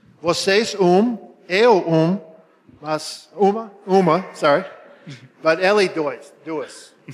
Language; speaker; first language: Portuguese; non-native, learner; English